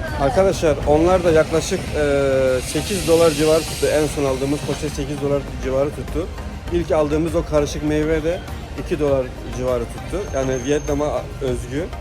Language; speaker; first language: Turkish; native; Turkish